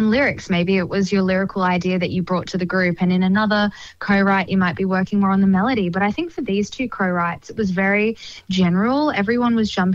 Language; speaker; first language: English; native; English